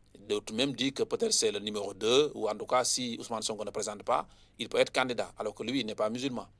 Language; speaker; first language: French; non-native, local second language; Wolof